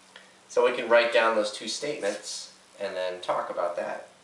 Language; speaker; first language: English; native; English